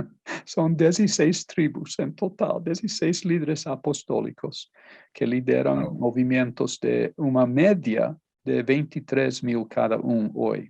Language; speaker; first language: Spanish; non-native, fluent; Portuguese